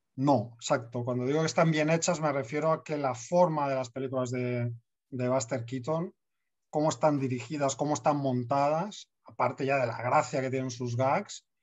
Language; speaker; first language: Spanish; native; Spanish